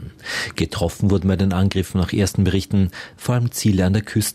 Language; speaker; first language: German; native; German